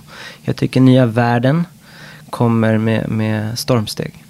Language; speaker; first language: Swedish; non-native, fluent; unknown